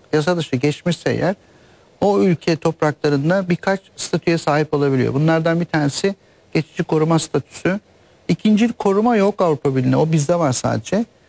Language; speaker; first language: Turkish; native; Turkish